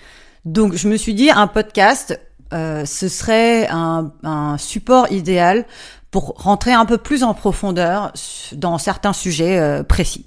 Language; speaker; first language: French; native; French